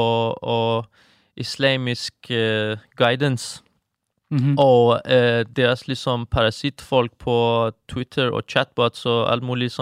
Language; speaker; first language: Danish; non-native, fluent; Persian